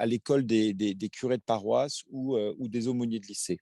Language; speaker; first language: French; native; French